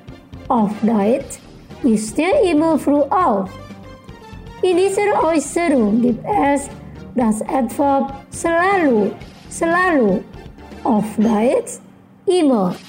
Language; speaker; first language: German; non-native, fluent; Indonesian